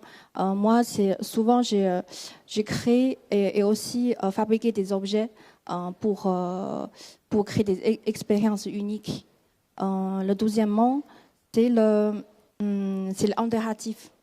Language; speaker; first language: French; non-native, fluent; Chinese